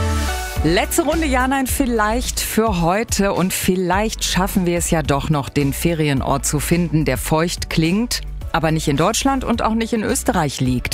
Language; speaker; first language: German; native; German